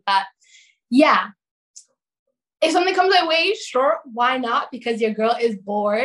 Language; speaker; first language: English; native; English